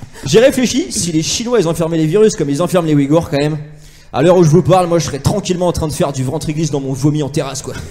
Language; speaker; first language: French; native; French